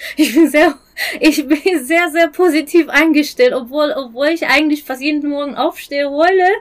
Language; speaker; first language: German; non-native, fluent; Persian